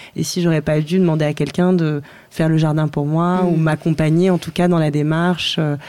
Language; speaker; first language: French; native; French